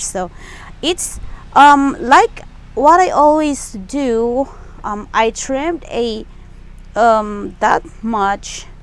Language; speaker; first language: English; non-native, local second language; Filipino